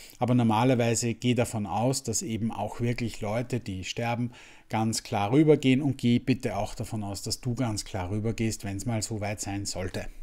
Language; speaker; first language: German; native; German